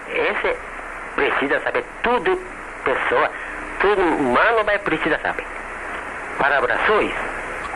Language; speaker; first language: Portuguese; non-native, learner; Japanese